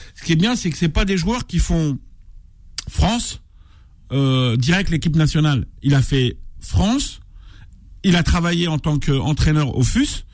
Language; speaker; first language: French; non-native, local second language; Arabic